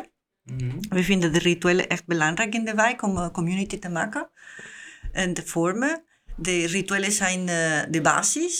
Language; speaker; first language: Dutch; non-native, learner; Spanish